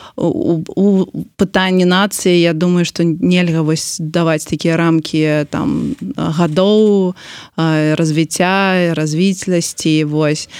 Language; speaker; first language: Belarusian; non-native, local second language; Russian